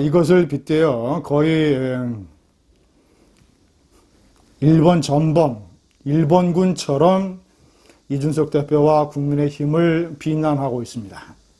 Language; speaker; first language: Korean; native; Korean